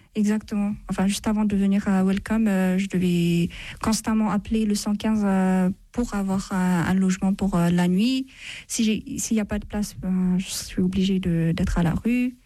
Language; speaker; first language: French; non-native, fluent; Amharic